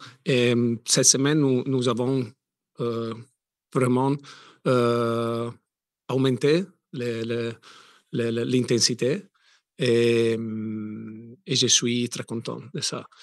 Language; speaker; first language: French; non-native, learner; Italian